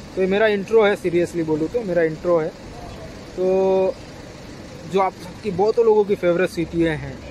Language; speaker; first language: Hindi; non-native, local second language; Gujarati